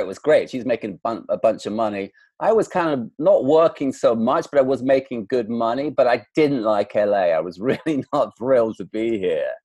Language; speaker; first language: English; native; English